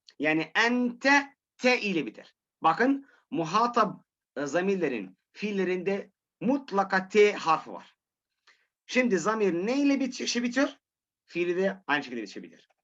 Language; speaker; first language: Turkish; non-native, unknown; Arabic